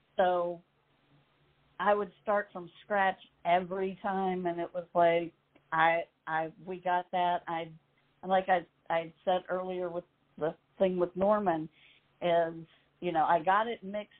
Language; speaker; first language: English; native; English